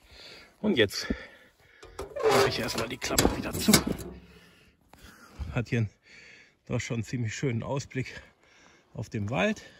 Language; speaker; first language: German; native; German